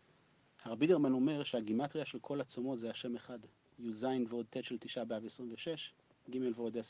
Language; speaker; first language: Hebrew; non-native, fluent; English